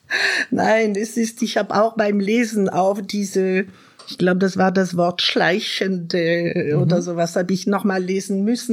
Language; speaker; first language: German; non-native, fluent; French